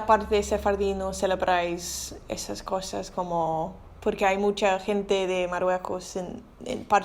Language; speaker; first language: Spanish; non-native, learner; English